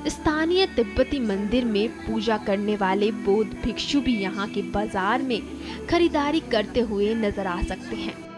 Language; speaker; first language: Hindi; native; Hindi